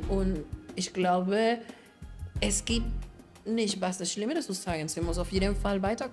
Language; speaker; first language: German; non-native, fluent; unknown